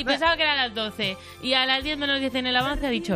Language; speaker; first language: Spanish; native; Spanish